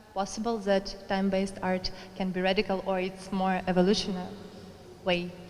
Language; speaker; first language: English; non-native, learner; Ukrainian